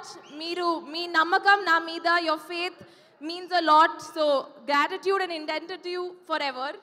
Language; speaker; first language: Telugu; non-native, fluent; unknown